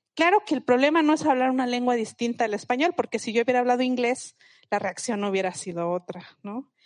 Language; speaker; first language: Spanish; non-native, local second language; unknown